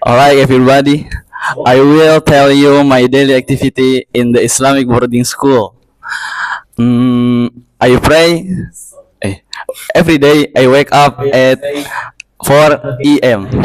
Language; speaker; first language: English; non-native, learner; Indonesian